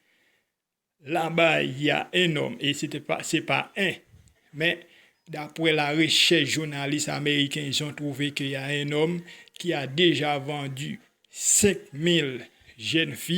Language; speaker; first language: French; non-native, local second language; Haitian Creole